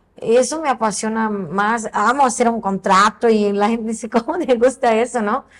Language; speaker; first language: Spanish; non-native, fluent; Portuguese